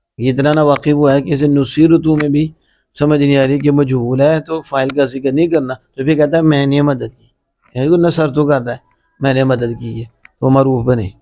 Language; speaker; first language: Urdu; non-native, local second language; Punjabi